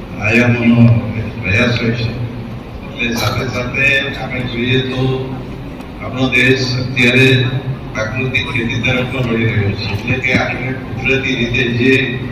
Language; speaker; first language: Gujarati; native; Gujarati